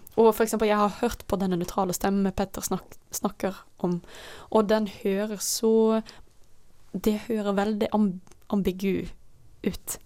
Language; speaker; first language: Norwegian; non-native, fluent; Dutch